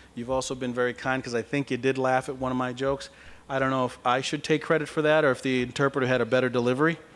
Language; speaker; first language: English; early bilingual, other home language; Kabuverdianu